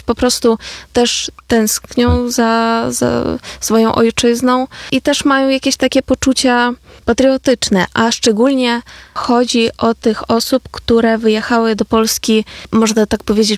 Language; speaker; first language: Polish; non-native, fluent; Ukrainian